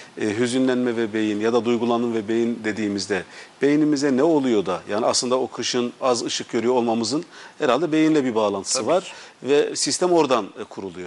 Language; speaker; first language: Turkish; native; Turkish